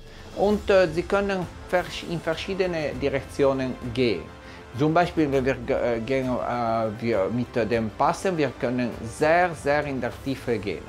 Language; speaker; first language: German; non-native, learner; Italian